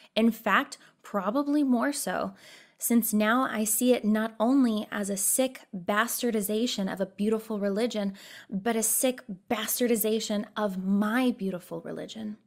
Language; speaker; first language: English; native; English